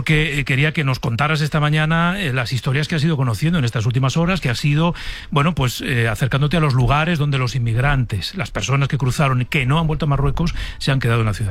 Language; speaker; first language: Spanish; native; Spanish